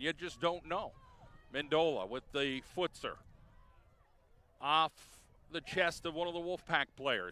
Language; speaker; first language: English; native; English